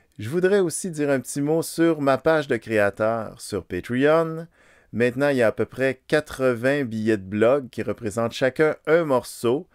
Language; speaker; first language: French; native; French